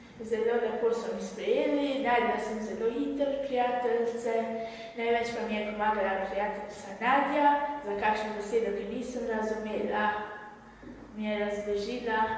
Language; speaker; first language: Slovenian; early bilingual, other home language; Albanian